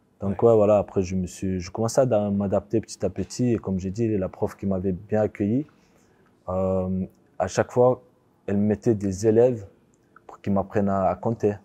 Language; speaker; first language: French; early bilingual, other home language; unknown